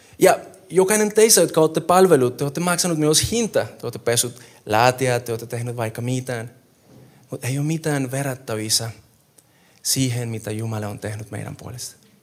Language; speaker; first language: Finnish; non-native, fluent; Spanish